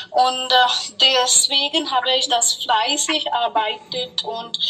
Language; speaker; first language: German; non-native, fluent; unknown